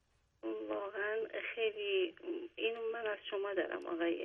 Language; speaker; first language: Persian; native; Persian